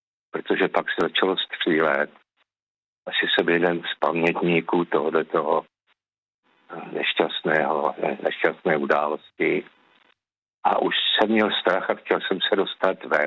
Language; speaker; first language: Czech; native; Czech